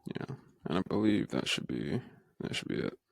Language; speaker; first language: English; native; English